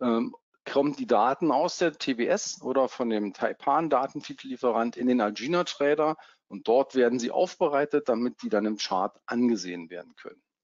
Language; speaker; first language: German; native; German